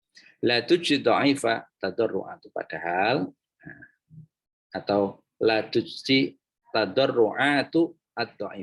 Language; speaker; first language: Arabic; non-native, fluent; Indonesian